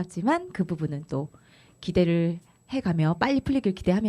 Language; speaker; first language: Korean; native; Korean